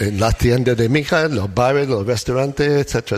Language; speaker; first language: Spanish; non-native, learner; English